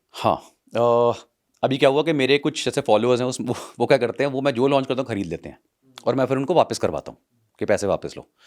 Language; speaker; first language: Hindi; non-native, local second language; Punjabi